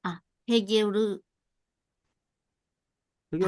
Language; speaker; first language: Korean; non-native, learner; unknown